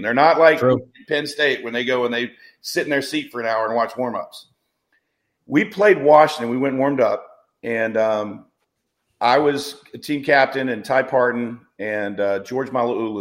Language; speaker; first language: English; native; English